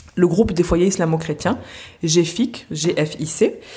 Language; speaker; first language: French; native; French